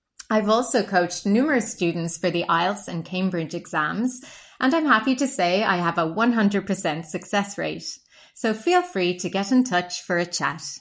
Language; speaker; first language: English; native; English